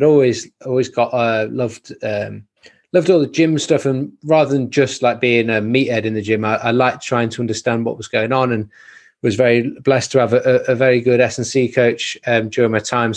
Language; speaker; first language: English; native; English